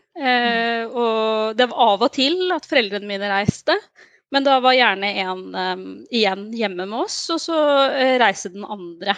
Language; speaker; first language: Norwegian; early bilingual, other home language; Somali